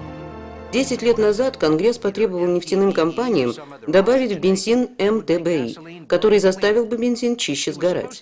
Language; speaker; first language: Russian; native; Russian